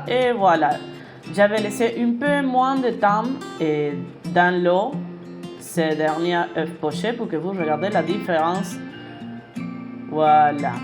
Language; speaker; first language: French; non-native, fluent; Spanish